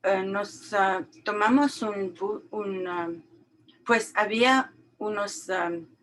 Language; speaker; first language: Spanish; non-native, learner; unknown